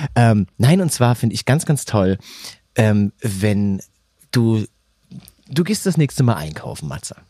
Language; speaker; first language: German; native; German